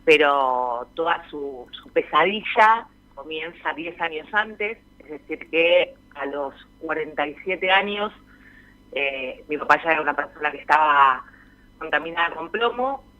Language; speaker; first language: Spanish; native; Spanish